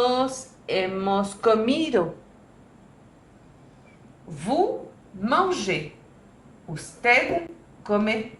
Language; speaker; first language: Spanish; non-native, learner; French